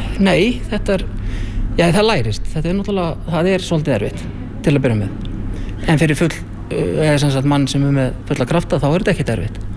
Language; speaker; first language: Icelandic; native; Icelandic